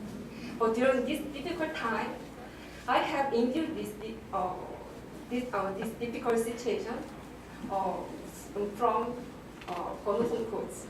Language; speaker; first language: English; non-native, learner; Korean